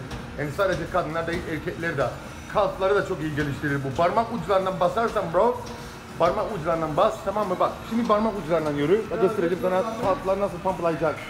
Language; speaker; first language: Turkish; non-native, fluent; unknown